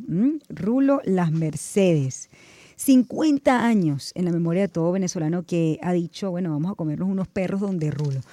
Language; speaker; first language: Spanish; native; Spanish